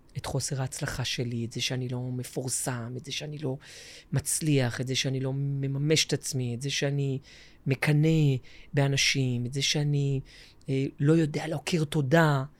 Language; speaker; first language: Hebrew; native; Hebrew